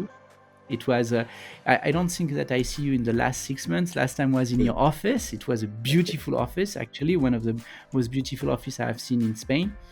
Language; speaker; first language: English; non-native, fluent; French